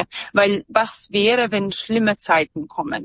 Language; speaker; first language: German; non-native, fluent; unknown